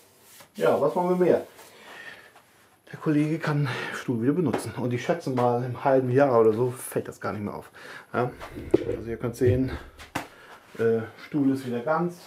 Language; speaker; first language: German; native; German